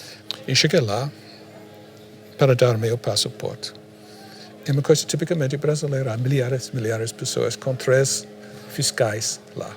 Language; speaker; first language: Portuguese; non-native, fluent; English